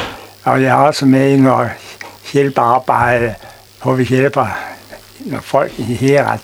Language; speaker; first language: Danish; non-native, fluent; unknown